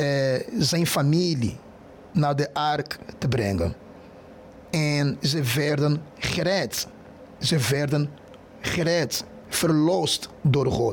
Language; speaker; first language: Dutch; non-native, fluent; Portuguese